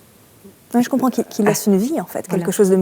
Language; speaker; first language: French; native; French